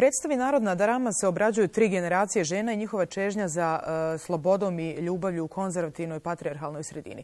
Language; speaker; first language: Serbian; native; Serbian